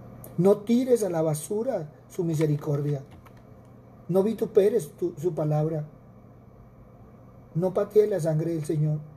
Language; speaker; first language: Spanish; native; Spanish